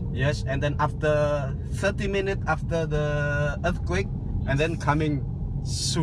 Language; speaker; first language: English; non-native, learner; Balinese